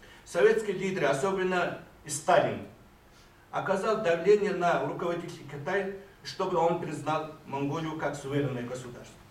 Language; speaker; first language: Russian; non-native, fluent; Mongolian